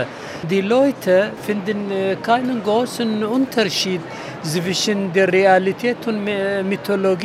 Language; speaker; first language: German; non-native, fluent; Arabic